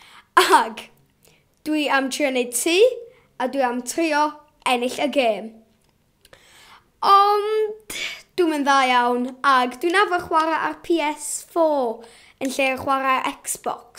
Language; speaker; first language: Welsh; non-native, local second language; English